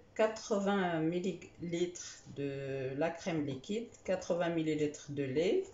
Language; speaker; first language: French; non-native, local second language; Arabic